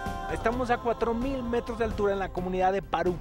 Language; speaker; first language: Spanish; native; Spanish